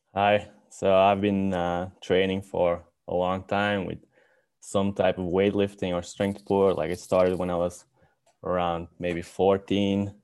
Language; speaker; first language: English; non-native, fluent; Dutch